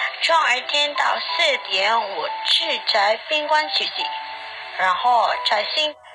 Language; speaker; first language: Chinese; non-native, learner; Indonesian